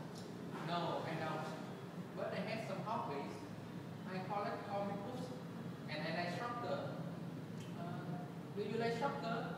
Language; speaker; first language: English; non-native, learner; Vietnamese